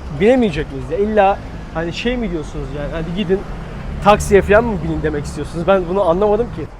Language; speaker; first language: Turkish; native; Turkish